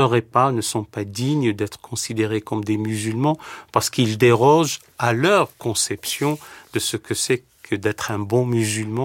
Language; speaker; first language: French; native; French